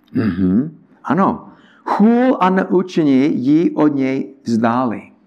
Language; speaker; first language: Czech; non-native, learner; English